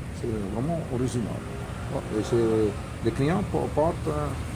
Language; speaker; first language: French; non-native, learner; Italian